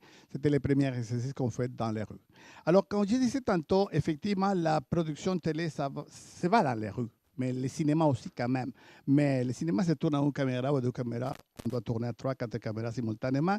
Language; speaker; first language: French; native; French